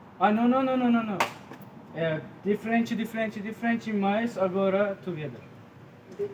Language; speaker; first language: Portuguese; non-native, learner; Turkish